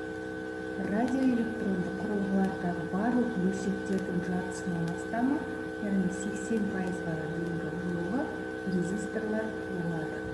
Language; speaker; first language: Kazakh; native; Kazakh